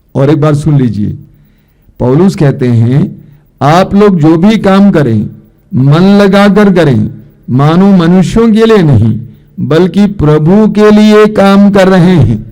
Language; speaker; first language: Hindi; non-native, local second language; Malayalam